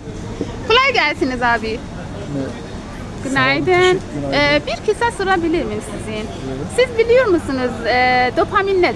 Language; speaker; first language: Turkish; non-native, learner; Persian